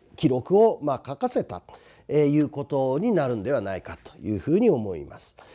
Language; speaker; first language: Japanese; native; Japanese